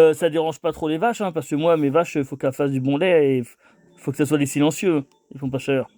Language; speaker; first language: French; native; French